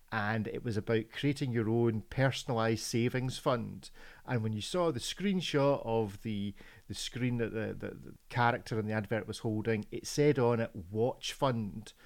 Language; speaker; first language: English; native; English